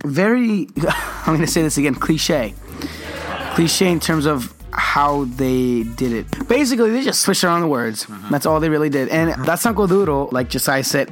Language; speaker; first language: English; early bilingual, other home language; Spanish